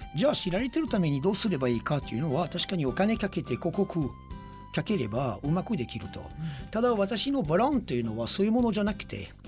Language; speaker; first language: Japanese; non-native, fluent; French